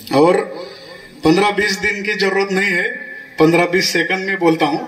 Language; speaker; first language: Hindi; non-native, local second language; Marathi